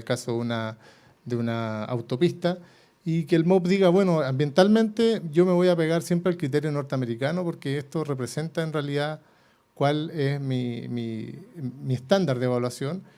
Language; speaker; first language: Spanish; native; Spanish